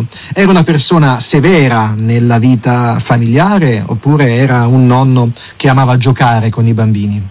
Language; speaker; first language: Italian; native; Italian